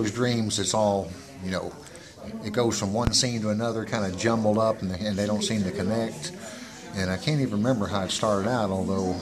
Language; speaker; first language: English; native; English